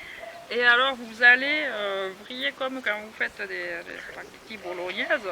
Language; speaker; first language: French; native; French